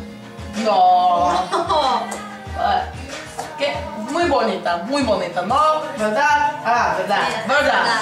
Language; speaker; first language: Spanish; non-native, learner; English